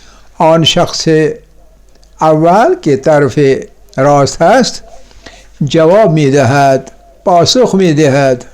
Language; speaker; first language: Persian; non-native, fluent; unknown